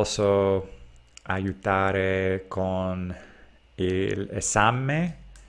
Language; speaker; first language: Italian; non-native, learner; English